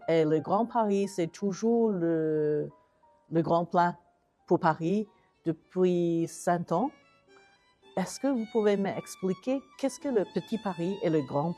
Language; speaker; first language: French; non-native, learner; Chinese